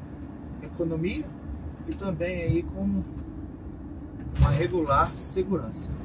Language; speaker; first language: Portuguese; native; Portuguese